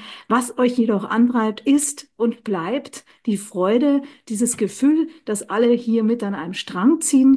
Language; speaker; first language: German; native; German